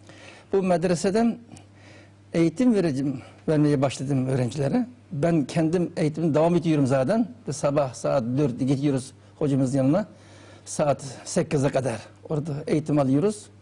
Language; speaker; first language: Turkish; non-native, learner; Uyghur